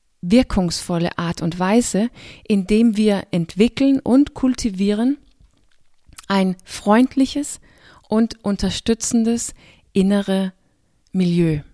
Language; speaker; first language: German; non-native, fluent; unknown